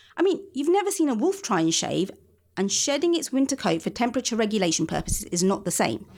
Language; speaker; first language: English; native; English